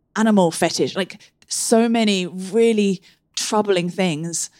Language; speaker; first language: English; native; English